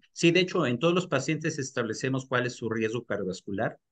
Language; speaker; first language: Spanish; native; Spanish